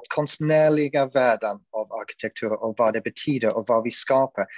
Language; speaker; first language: Swedish; non-native, fluent; English